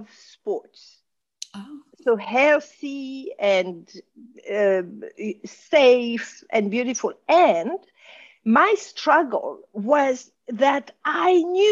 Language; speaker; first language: English; non-native, fluent; French